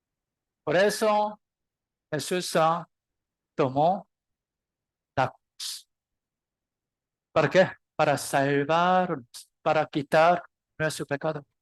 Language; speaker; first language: Spanish; non-native, learner; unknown